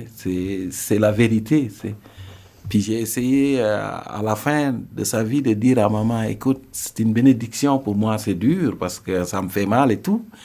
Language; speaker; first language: French; non-native, local second language; Serer